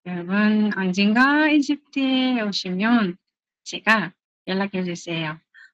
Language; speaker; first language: Korean; non-native, learner; Arabic